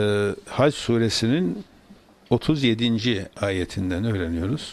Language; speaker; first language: Turkish; native; Turkish